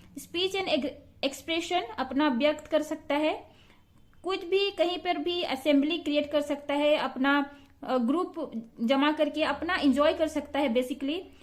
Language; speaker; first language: Hindi; non-native, local second language; Santali